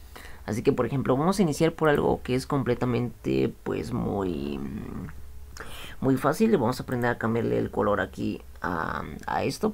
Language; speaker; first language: Spanish; native; Spanish